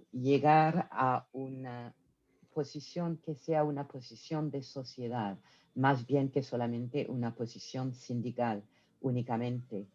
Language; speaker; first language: Spanish; non-native, fluent; French